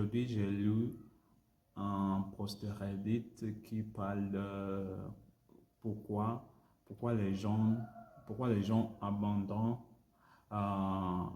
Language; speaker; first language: French; non-native, learner; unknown